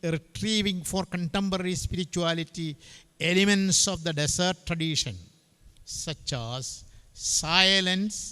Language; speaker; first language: English; non-native, local second language; Malayalam